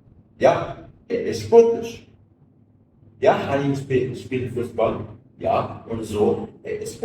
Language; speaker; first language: German; non-native, fluent; Arabic